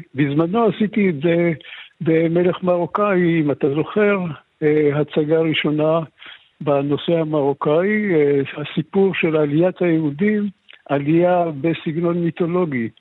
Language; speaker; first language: Hebrew; early bilingual, other home language; Arabic